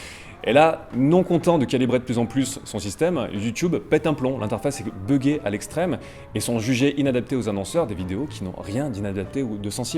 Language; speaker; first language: French; native; French